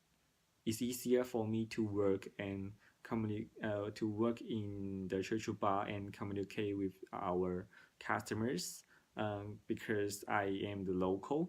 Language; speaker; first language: English; non-native, learner; Cantonese